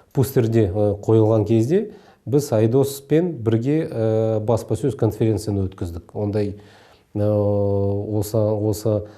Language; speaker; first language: Kazakh; non-native, local second language; Russian